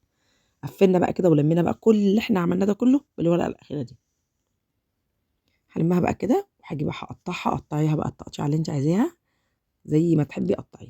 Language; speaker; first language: Arabic; native; Arabic